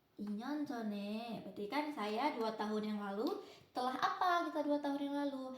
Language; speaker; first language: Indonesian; native; Indonesian